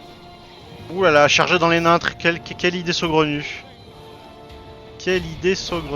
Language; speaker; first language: French; native; French